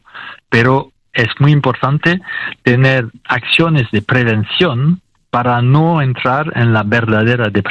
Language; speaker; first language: Spanish; non-native, fluent; French